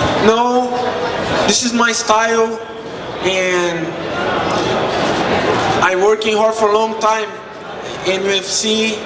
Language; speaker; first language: English; non-native, learner; Portuguese